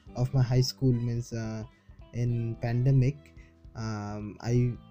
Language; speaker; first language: English; non-native, local second language; Bangla